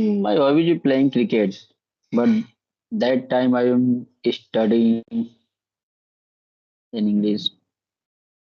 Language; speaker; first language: English; non-native, learner; Bhojpuri